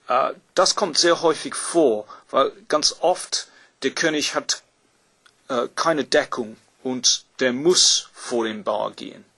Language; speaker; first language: German; non-native, fluent; English